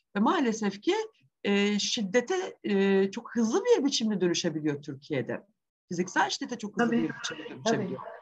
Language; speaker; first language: Turkish; native; Turkish